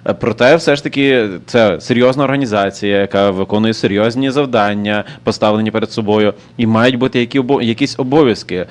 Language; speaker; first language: Ukrainian; native; Ukrainian